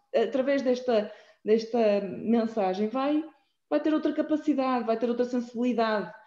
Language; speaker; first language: Portuguese; native; Portuguese